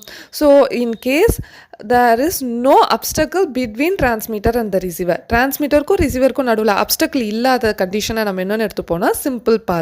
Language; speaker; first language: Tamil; native; Tamil